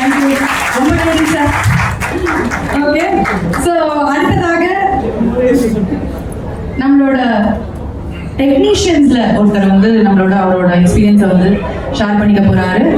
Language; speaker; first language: Tamil; native; Tamil